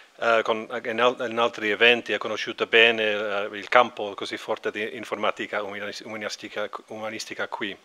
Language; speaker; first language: Italian; non-native, learner; English